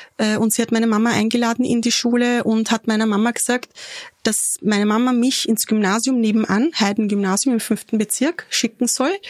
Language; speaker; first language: German; early bilingual, other home language; Turkish